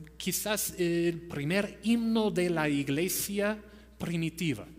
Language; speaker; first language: Spanish; non-native, fluent; English